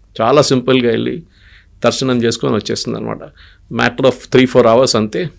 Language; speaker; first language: Telugu; non-native, local second language; Malayalam